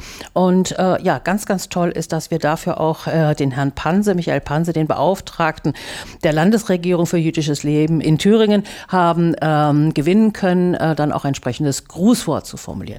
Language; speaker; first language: German; native; German